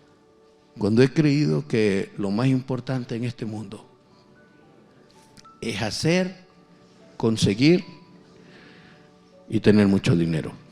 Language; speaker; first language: Spanish; native; Spanish